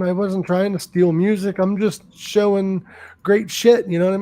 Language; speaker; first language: English; native; English